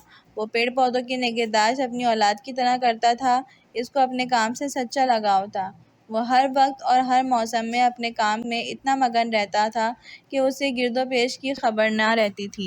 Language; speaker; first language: Urdu; native; Urdu